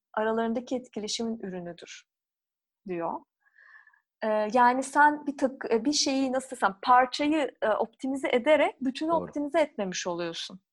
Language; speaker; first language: Turkish; native; Turkish